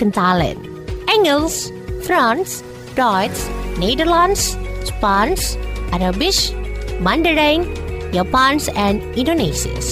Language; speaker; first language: Dutch; non-native, fluent; Indonesian